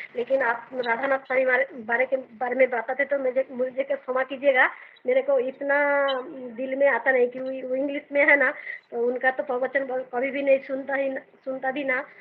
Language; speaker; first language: Hindi; non-native, local second language; Bangla